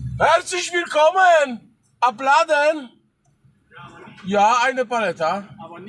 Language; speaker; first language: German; non-native, learner; Polish